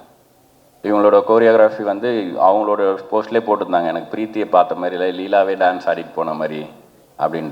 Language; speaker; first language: Tamil; native; Tamil